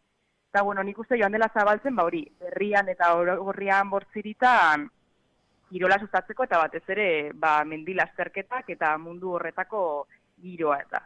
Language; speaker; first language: Basque; native; Basque